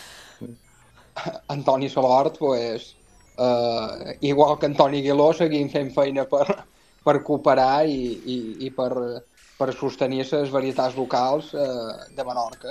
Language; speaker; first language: Catalan; native; Catalan